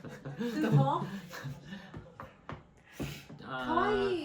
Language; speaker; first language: Japanese; non-native, learner; English